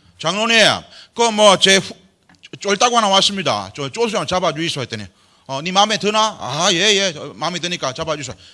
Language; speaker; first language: Korean; native; Korean